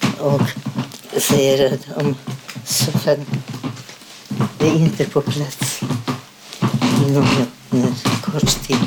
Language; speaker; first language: Swedish; non-native, fluent; Polish